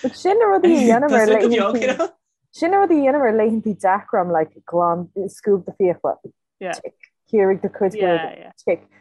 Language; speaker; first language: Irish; non-native, local second language; English